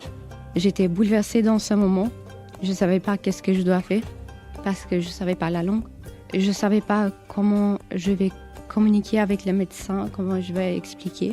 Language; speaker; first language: French; non-native, learner; Albanian